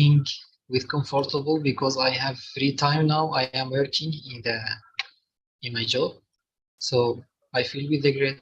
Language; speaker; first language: English; non-native, learner; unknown